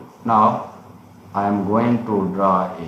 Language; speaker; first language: English; non-native, local second language; Hindi